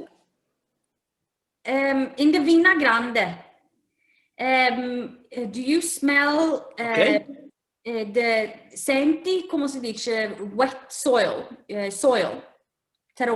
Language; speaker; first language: English; non-native, fluent; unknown